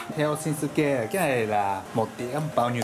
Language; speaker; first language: Vietnamese; non-native, learner; Japanese